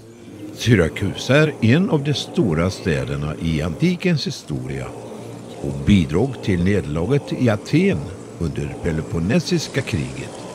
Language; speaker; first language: Swedish; native; Swedish